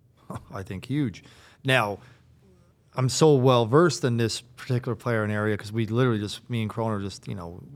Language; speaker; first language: English; native; English